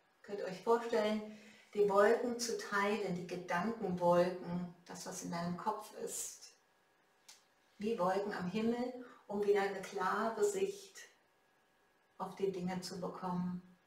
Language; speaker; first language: German; native; German